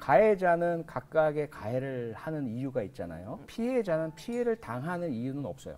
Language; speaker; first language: Korean; native; Korean